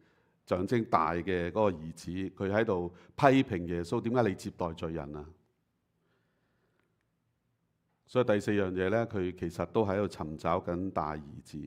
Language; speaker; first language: Chinese; native; Chinese